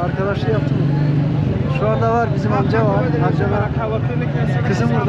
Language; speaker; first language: Turkish; non-native, learner; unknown